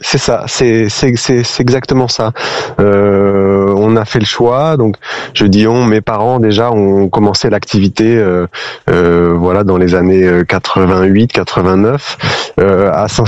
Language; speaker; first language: French; native; French